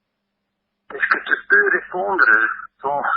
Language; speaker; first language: French; non-native, local second language; Dutch